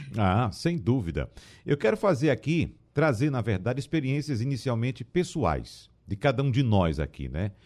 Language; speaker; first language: Portuguese; native; Portuguese